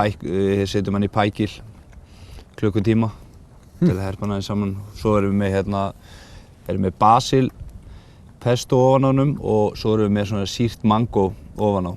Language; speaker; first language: Icelandic; native; Icelandic